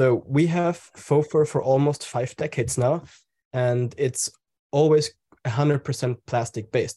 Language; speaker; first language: English; non-native, fluent; German